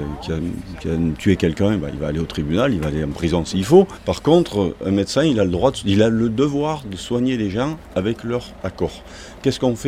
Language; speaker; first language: French; native; French